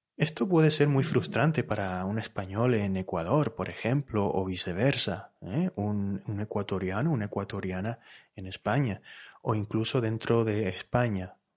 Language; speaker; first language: Spanish; native; Spanish